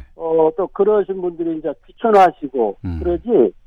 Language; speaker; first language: Korean; native; Korean